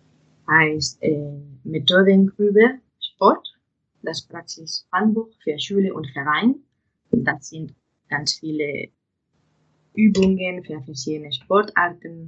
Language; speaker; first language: German; non-native, fluent; Spanish